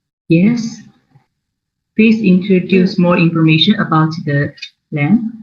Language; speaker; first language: English; non-native, learner; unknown